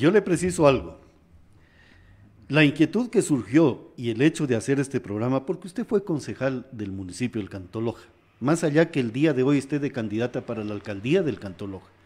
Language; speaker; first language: Spanish; native; Spanish